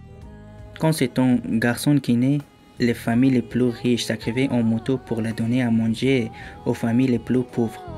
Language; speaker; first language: French; non-native, learner; Persian